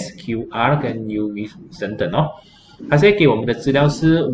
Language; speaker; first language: Chinese; native; Chinese